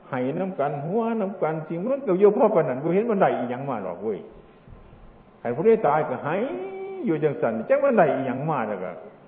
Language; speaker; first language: Thai; non-native, local second language; Northeastern Thai